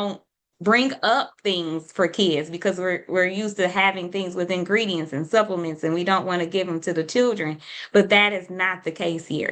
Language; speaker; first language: English; native; English